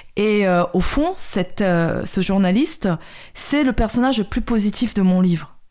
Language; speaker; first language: French; early bilingual, other home language; Khmer